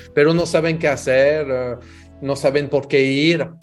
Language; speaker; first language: Spanish; non-native, fluent; French